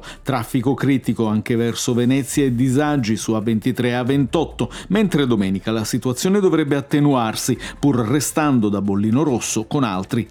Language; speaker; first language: Italian; native; Italian